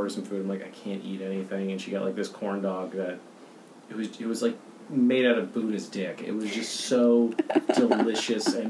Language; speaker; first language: English; native; English